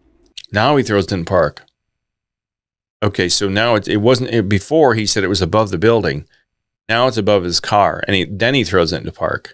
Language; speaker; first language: English; native; English